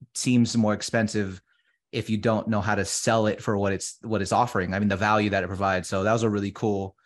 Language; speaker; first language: English; early bilingual, other home language; Filipino